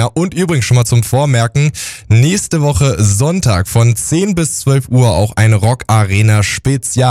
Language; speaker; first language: German; native; German